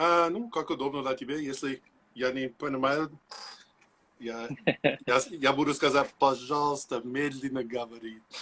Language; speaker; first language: Russian; non-native, learner; English